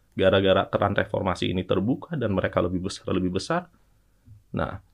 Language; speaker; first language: Indonesian; native; Indonesian